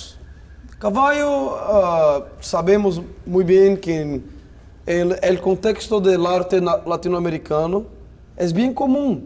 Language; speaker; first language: Spanish; non-native, fluent; Portuguese